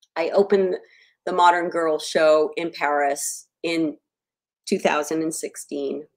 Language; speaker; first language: English; native; English